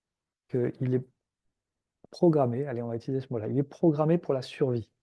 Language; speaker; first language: French; native; French